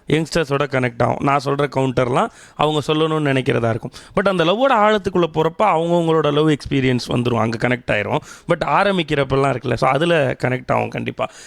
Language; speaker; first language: Tamil; native; Tamil